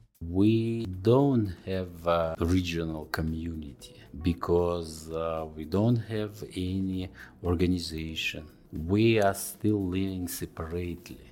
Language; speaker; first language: English; non-native, fluent; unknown